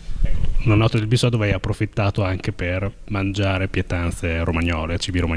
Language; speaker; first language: Italian; native; Italian